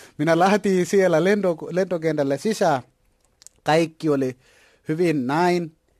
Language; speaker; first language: Finnish; non-native, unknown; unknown